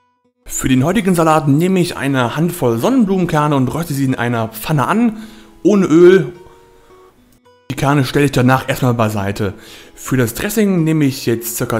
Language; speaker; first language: German; native; German